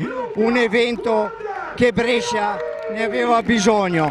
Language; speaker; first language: Italian; native; Italian